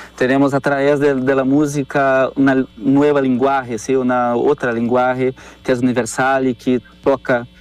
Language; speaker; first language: Spanish; non-native, fluent; Portuguese